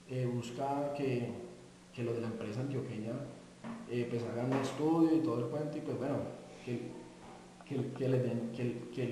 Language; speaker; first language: Spanish; native; Spanish